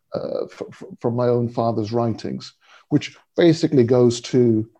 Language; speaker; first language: English; native; English